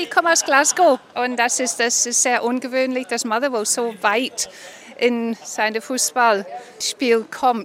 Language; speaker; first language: German; non-native, fluent; English